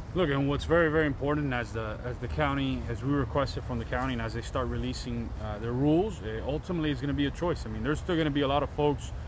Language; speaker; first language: English; early bilingual, other home language; Spanish